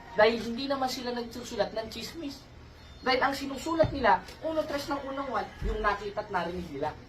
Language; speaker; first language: Filipino; native; Filipino